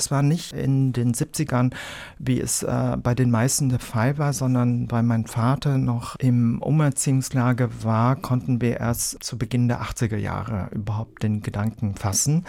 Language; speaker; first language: German; early bilingual, other home language; Vietnamese